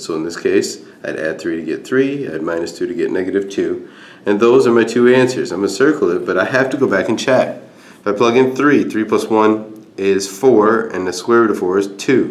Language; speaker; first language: English; native; English